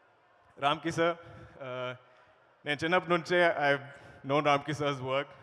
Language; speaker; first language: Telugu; non-native, learner; Malayalam